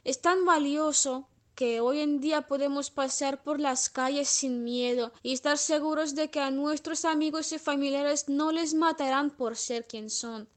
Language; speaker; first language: Spanish; non-native, fluent; Russian